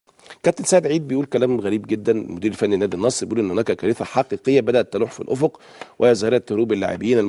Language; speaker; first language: Arabic; native; Arabic